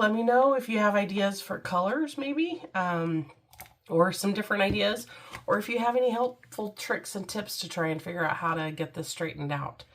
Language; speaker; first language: English; native; English